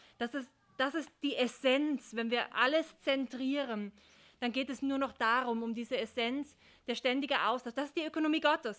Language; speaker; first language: German; native; German